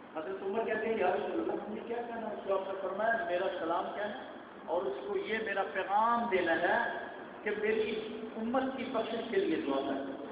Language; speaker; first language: Urdu; non-native, local second language; Punjabi